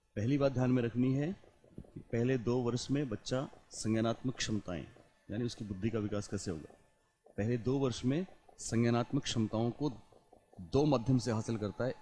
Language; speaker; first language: Hindi; native; Hindi